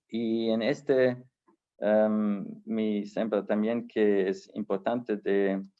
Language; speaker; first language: Spanish; non-native, fluent; German